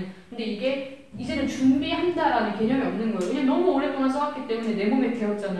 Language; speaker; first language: Korean; native; Korean